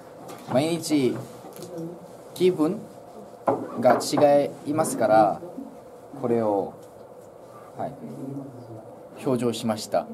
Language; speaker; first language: Japanese; non-native, learner; Korean